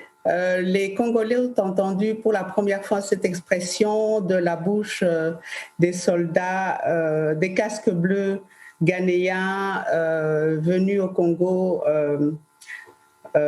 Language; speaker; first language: French; early bilingual, other home language; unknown